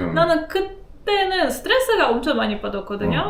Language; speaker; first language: Korean; non-native, fluent; Russian